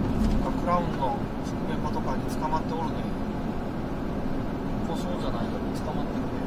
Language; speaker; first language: Japanese; native; Japanese